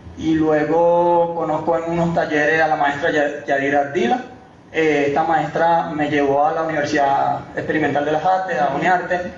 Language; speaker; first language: Spanish; native; Spanish